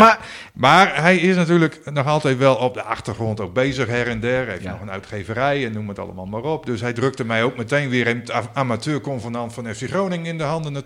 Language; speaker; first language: Dutch; native; Dutch